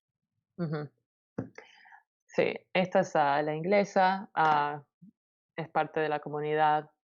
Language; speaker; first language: Spanish; early bilingual, heritage; Spanish